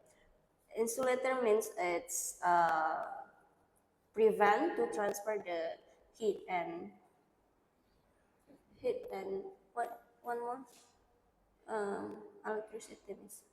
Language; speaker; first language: English; non-native, learner; Indonesian